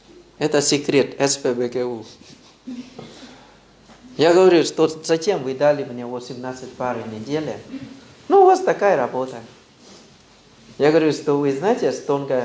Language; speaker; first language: Russian; non-native, fluent; Thai